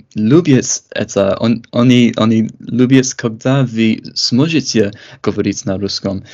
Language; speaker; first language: Russian; non-native, fluent; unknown